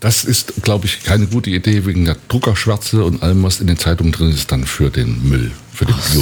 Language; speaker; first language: German; native; German